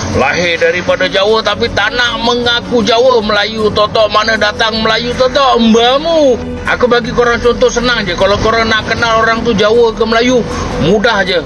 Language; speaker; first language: Malay; native; Malay